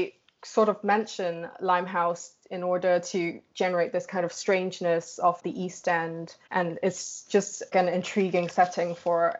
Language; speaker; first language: English; non-native, local second language; Cantonese